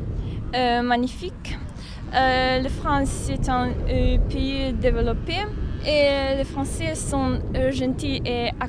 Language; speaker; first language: French; non-native, learner; Bosnian